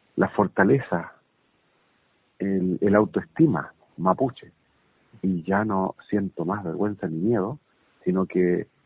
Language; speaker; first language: Spanish; non-native, local second language; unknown